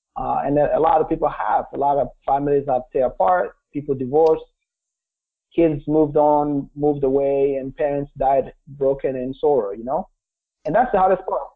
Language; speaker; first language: English; non-native, local second language; Kinyarwanda